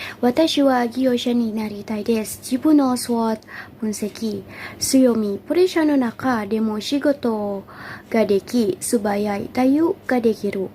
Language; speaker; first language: Japanese; non-native, learner; Indonesian